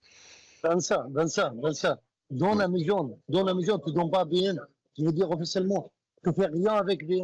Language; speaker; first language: French; non-native, learner; Arabic